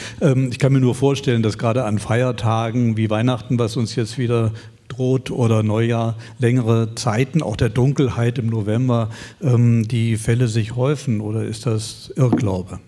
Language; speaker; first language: German; native; German